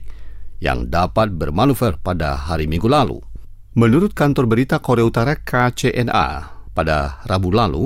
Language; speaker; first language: Indonesian; native; Indonesian